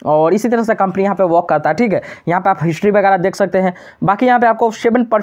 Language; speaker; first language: Hindi; native; Hindi